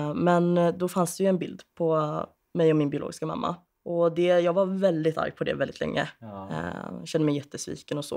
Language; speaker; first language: Swedish; native; Swedish